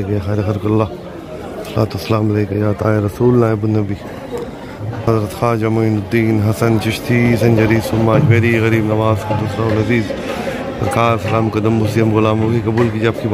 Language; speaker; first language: Urdu; native; Urdu